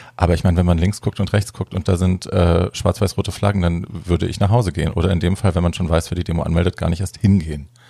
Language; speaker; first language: German; native; German